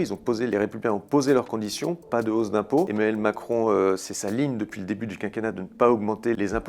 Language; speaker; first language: French; native; French